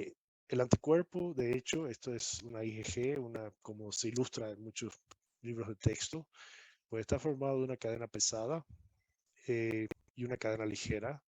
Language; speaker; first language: Spanish; native; Spanish